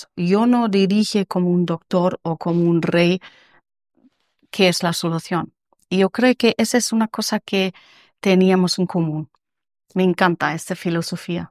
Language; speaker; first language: Spanish; non-native, learner; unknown